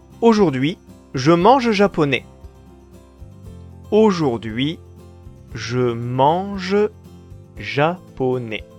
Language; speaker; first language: French; non-native, fluent; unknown